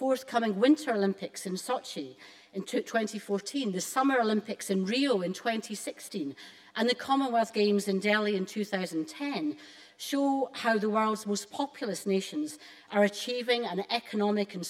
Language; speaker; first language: English; native; English